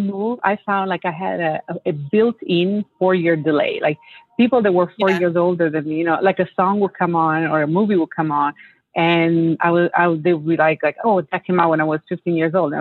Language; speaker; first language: English; non-native, fluent; Italian